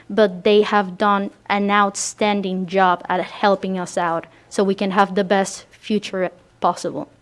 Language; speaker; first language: English; early bilingual, other home language; Spanish